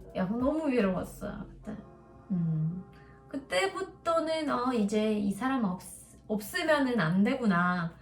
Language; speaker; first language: Korean; non-native, learner; Russian